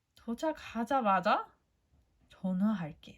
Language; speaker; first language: Korean; non-native, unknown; English